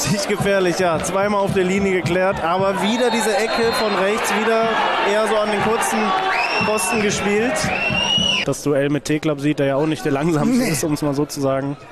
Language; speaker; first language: German; native; German